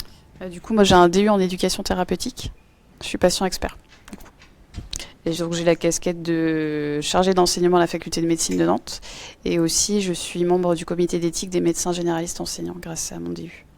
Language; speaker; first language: French; native; French